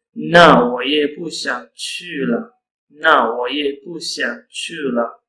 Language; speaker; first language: Chinese; non-native, fluent; Urdu